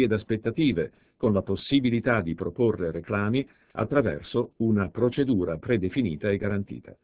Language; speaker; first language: Italian; native; Italian